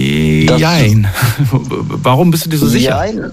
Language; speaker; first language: German; native; German